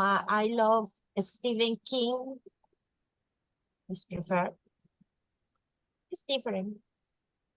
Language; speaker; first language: English; non-native, learner; Spanish